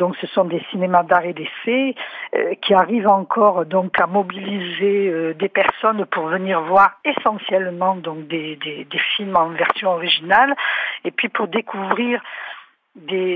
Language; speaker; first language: French; non-native, fluent; Romanian